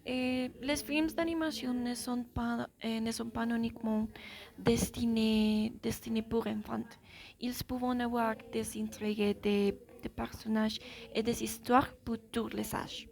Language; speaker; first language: French; non-native, learner; Spanish